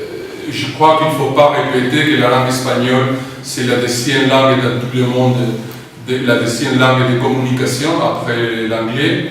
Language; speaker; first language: French; non-native, fluent; Spanish